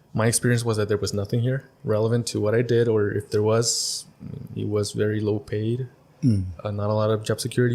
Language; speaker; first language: English; early bilingual, other home language; Spanish